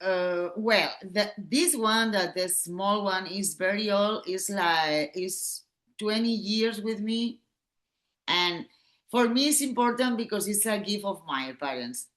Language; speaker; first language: English; non-native, learner; Catalan